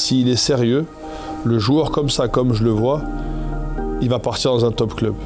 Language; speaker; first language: French; native; French